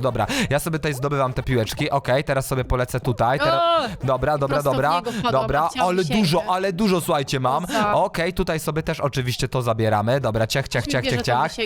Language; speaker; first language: Polish; native; Polish